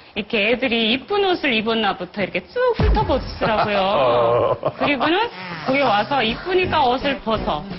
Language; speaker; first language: Korean; native; Korean